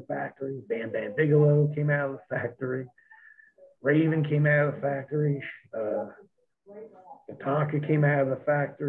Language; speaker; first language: English; native; English